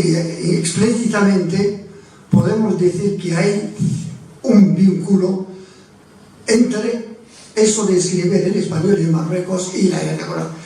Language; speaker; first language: Spanish; non-native, fluent; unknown